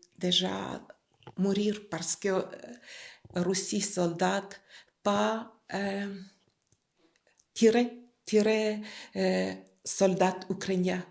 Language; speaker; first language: French; non-native, learner; Ukrainian